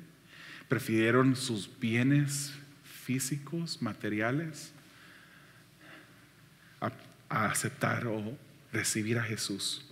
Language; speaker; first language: Spanish; native; Spanish